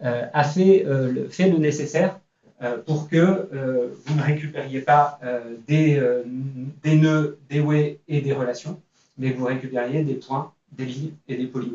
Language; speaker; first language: French; native; French